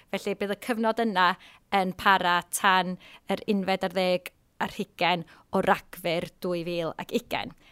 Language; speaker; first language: Welsh; native; Welsh